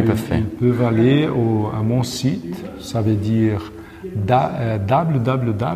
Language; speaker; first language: French; non-native, learner; Portuguese